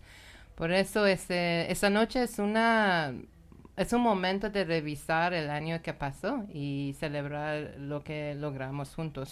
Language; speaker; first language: Spanish; non-native, learner; Persian